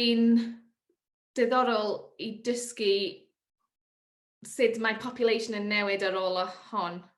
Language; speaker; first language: Welsh; non-native, learner; English